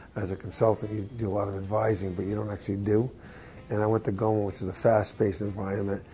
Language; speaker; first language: English; native; English